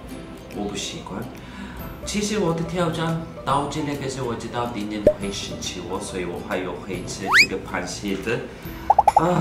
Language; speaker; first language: Chinese; non-native, fluent; Turkish